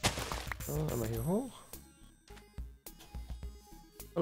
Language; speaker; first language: German; native; German